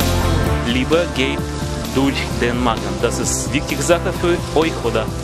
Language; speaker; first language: German; non-native, learner; Russian